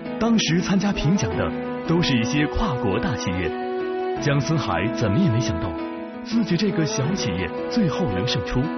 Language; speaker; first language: Chinese; native; Chinese